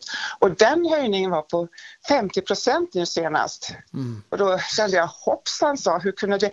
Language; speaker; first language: Swedish; native; Swedish